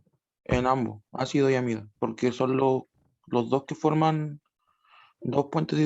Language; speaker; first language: Spanish; native; Spanish